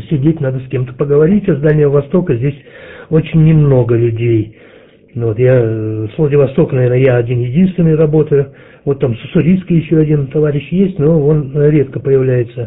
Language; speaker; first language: Russian; native; Russian